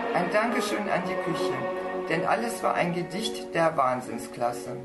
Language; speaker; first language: German; native; German